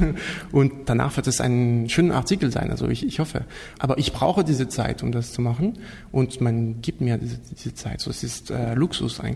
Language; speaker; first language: German; non-native, fluent; French